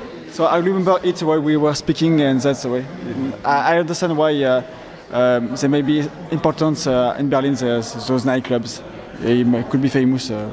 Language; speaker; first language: English; non-native, fluent; French